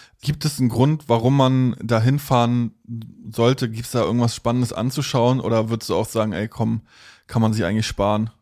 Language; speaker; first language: German; native; German